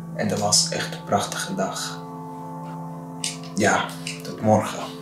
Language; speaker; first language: Dutch; non-native, learner; Arabic